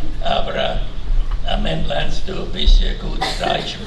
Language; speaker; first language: German; early bilingual, heritage; German